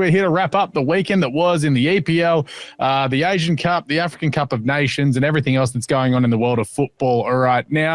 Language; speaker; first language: English; native; English